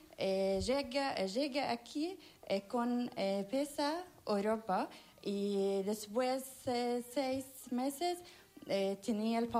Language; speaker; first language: Spanish; non-native, learner; Arabic